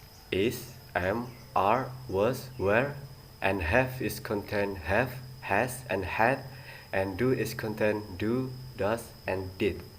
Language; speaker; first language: English; non-native, learner; Indonesian